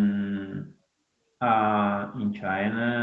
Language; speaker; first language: English; non-native, learner; Portuguese